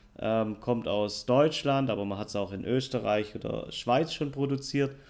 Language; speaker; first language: German; native; German